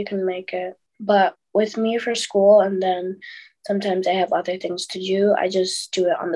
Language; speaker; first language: English; native; English